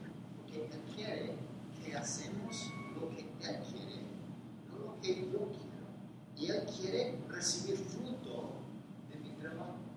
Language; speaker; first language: Spanish; non-native, fluent; English